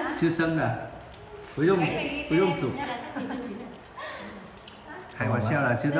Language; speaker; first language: Chinese; non-native, fluent; Vietnamese